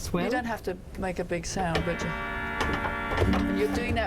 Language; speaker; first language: English; native; English